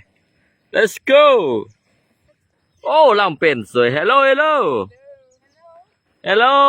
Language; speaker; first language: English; non-native, learner; Lao